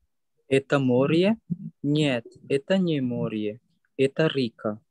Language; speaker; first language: Russian; non-native, learner; Indonesian